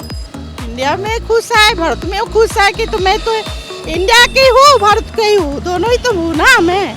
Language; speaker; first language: Hindi; non-native, local second language; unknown